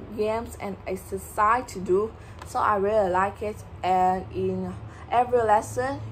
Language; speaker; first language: English; non-native, learner; Vietnamese